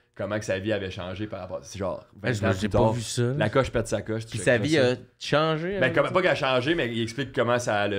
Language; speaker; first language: French; native; French